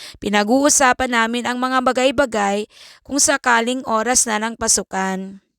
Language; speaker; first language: Filipino; native; Filipino